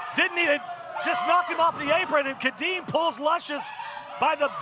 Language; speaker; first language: English; native; English